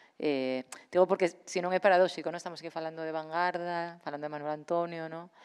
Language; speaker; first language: Galician; non-native, local second language; Spanish